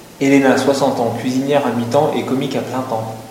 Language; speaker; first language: French; native; French